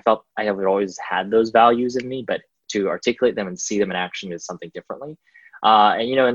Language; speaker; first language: English; native; English